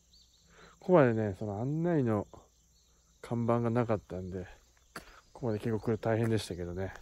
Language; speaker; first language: Japanese; native; Japanese